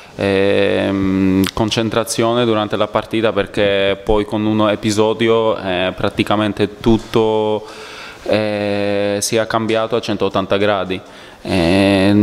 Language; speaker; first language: Italian; non-native, fluent; Polish